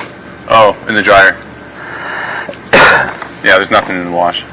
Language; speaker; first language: English; native; English